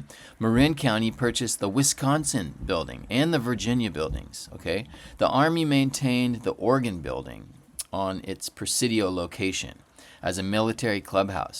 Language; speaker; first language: English; native; English